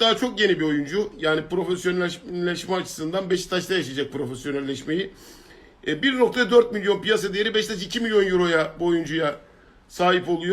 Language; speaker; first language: Turkish; native; Turkish